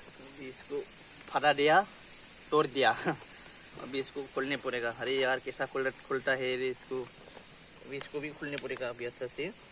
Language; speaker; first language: Hindi; non-native, local second language; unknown